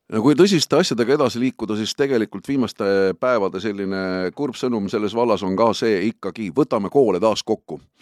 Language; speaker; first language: Estonian; native; Estonian